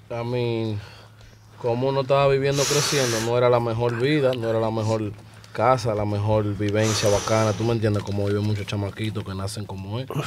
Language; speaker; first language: Spanish; early bilingual, heritage; Spanish